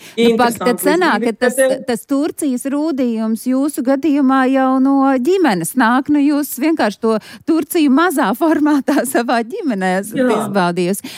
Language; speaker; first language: Latvian; native; Latvian